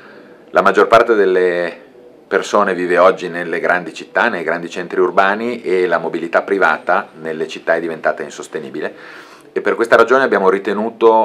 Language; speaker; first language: Italian; native; Italian